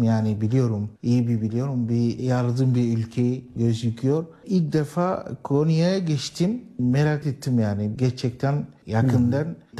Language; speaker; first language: Turkish; non-native, learner; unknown